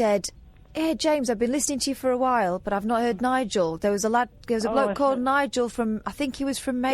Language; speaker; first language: English; native; English